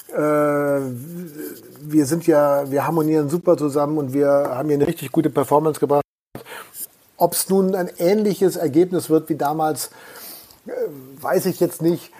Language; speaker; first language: German; native; German